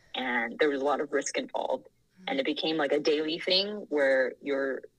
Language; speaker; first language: English; non-native, fluent; Thai